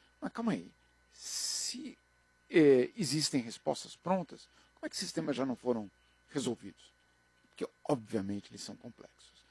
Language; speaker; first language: Portuguese; native; Portuguese